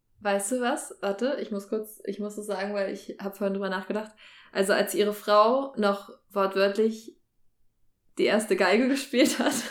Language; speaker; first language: German; native; German